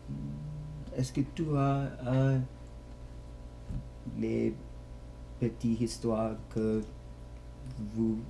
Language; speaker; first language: French; non-native, learner; English